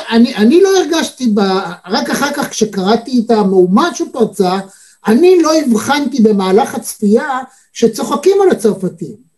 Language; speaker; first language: Hebrew; native; Hebrew